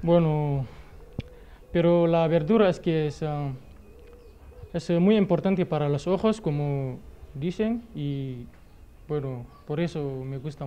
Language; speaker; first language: Spanish; non-native, learner; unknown